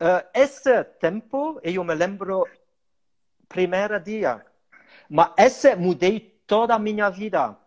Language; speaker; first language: Portuguese; non-native, learner; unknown